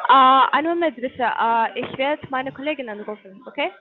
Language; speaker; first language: German; non-native, learner; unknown